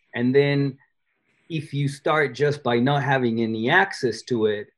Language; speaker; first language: English; non-native, fluent; Spanish